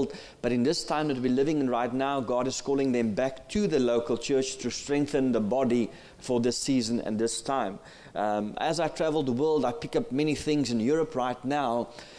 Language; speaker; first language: English; non-native, local second language; Afrikaans